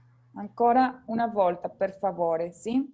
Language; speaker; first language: Italian; non-native, fluent; Spanish